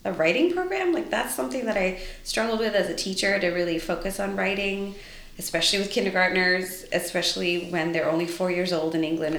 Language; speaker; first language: English; native; English